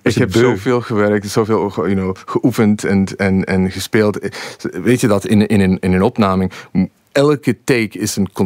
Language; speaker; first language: Dutch; non-native, fluent; English